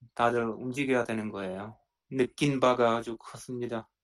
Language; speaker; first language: Korean; non-native, fluent; Czech